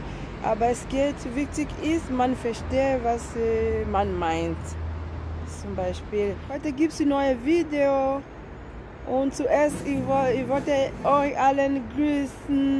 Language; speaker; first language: German; non-native, learner; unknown